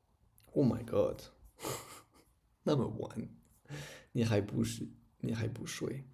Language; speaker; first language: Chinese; non-native, learner; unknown